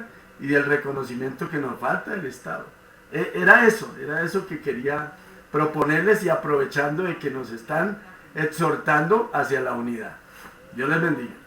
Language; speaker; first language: Spanish; native; Spanish